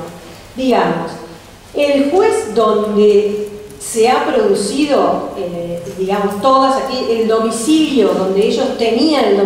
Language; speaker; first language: Spanish; native; Spanish